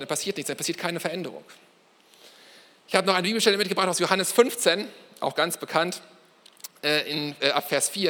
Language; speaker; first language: German; native; German